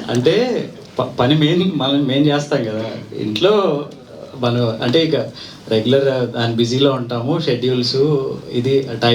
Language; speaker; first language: Telugu; native; Telugu